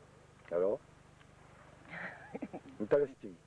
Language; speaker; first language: English; non-native, learner; Japanese